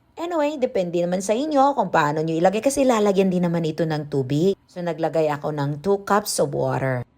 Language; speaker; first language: Filipino; non-native, local second language; Cebuano